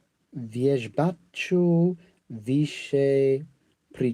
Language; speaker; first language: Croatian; non-native, learner; English